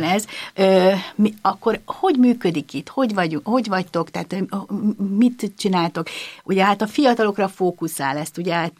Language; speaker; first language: Hungarian; native; Hungarian